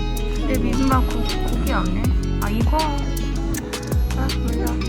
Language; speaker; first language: Korean; non-native, fluent; Mongolian